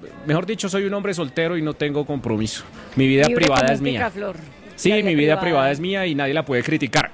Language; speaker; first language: Spanish; native; Spanish